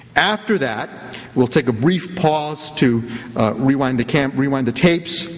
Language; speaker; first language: English; native; English